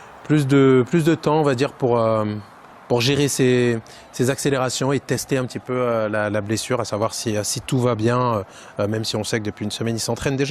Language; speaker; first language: French; native; French